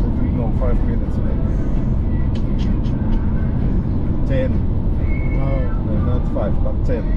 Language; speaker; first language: English; non-native, learner; German